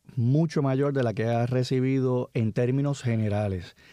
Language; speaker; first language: Spanish; native; Spanish